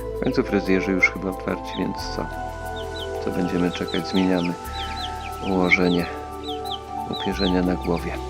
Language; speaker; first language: Polish; native; Polish